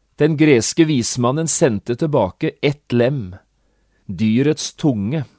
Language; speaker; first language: Norwegian; native; Norwegian